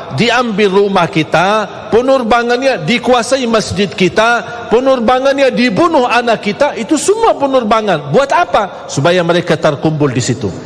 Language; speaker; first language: Malay; non-native, fluent; Arabic